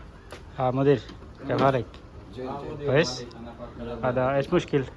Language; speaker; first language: Arabic; non-native, learner; Bangla